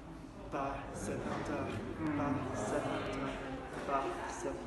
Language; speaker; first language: French; non-native, learner; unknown